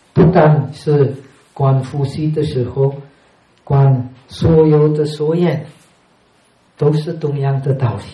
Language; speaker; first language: Chinese; non-native, fluent; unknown